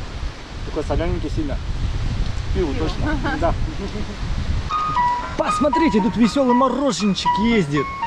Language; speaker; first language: Russian; native; Russian